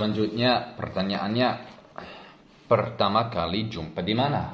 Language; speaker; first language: Indonesian; non-native, learner; English